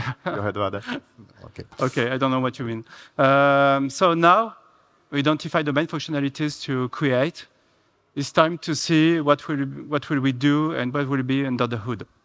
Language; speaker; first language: English; non-native, fluent; French